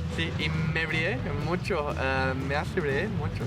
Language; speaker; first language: Spanish; non-native, learner; English